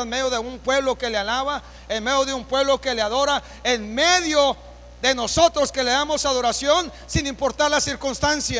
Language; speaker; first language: Spanish; native; Spanish